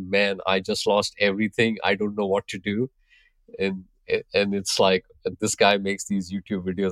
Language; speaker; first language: English; non-native, local second language; Hindi